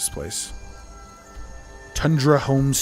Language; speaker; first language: English; native; English